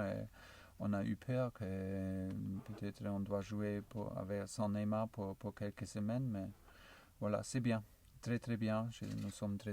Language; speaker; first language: French; non-native, learner; German